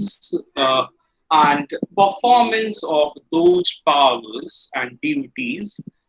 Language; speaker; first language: English; non-native, local second language; Hindi